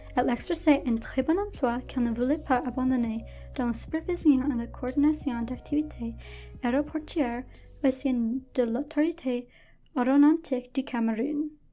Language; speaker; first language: French; non-native, local second language; English